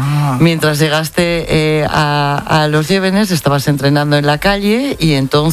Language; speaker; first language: Spanish; native; Spanish